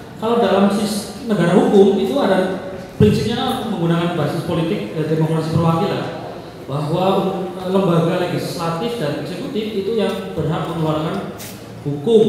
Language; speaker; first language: Indonesian; native; Indonesian